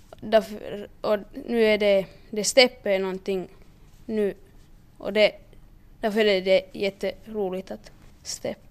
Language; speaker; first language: Swedish; non-native, local second language; Finnish